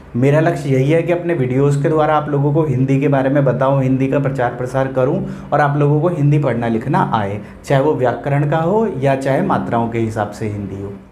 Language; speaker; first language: Hindi; non-native, local second language; Maithili